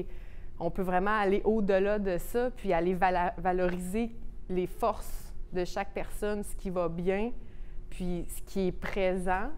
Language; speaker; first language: French; native; French